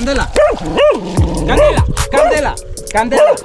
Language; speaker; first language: Spanish; native; Spanish